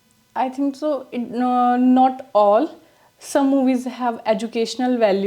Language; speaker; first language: English; non-native, learner; Punjabi